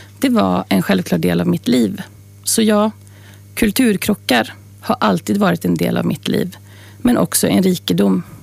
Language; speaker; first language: Swedish; native; Swedish